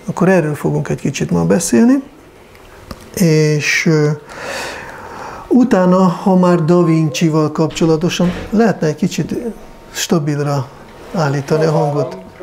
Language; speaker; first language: Hungarian; non-native, fluent; Russian